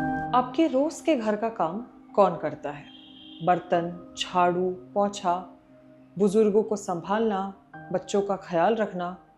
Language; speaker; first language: Hindi; native; Hindi